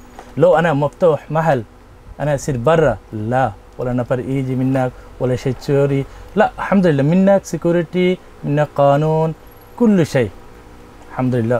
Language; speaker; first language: Arabic; non-native, learner; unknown